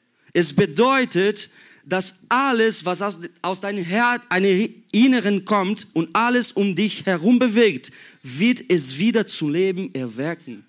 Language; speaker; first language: German; non-native, fluent; Portuguese